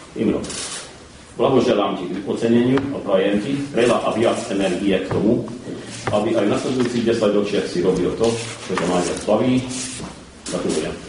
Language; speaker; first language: Slovak; early bilingual, heritage; Slovak